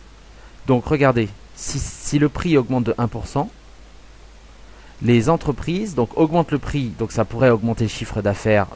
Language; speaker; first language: French; native; French